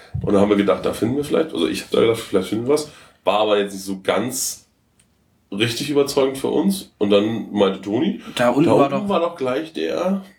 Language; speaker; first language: German; native; German